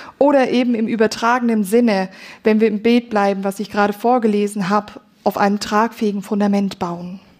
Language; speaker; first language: German; native; German